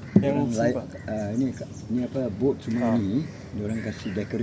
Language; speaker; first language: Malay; non-native, local second language; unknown